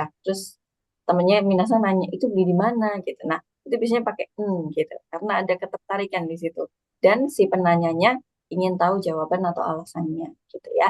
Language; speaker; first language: Indonesian; native; Indonesian